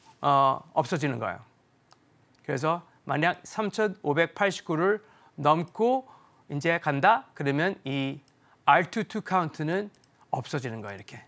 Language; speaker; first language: Korean; early bilingual, heritage; Korean